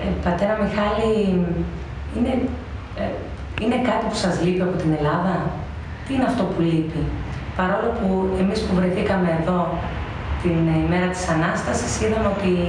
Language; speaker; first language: Greek; native; Greek